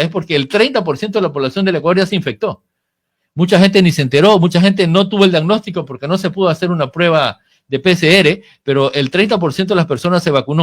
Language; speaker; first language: Spanish; native; Spanish